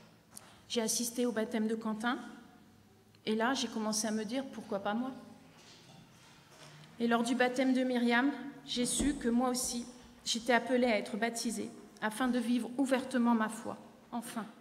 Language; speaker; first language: French; native; French